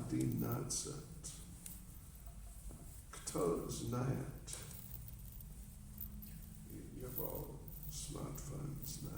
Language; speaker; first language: Russian; non-native, learner; English